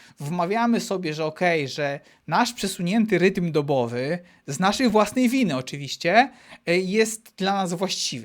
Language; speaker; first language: Polish; native; Polish